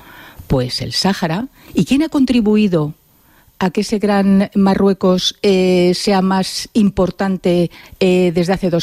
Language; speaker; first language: Spanish; native; Spanish